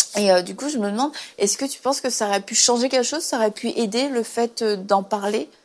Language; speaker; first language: French; native; French